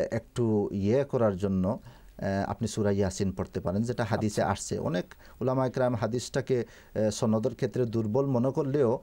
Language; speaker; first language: Bangla; native; Bangla